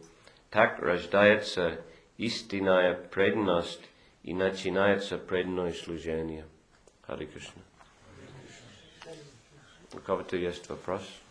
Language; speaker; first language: Russian; non-native, fluent; English